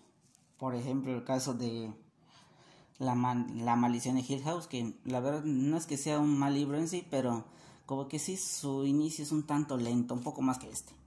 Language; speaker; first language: Spanish; native; Spanish